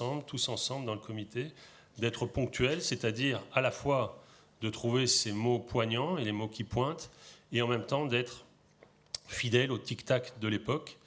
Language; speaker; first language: French; native; French